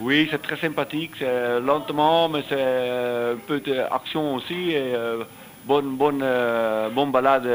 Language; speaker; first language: French; non-native, learner; Dutch